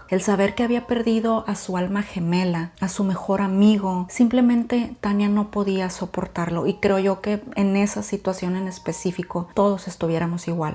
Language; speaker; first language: Spanish; native; Spanish